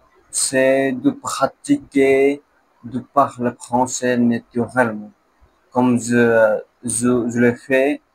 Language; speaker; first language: French; non-native, learner; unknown